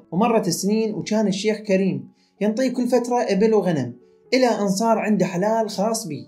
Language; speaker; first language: Arabic; native; Arabic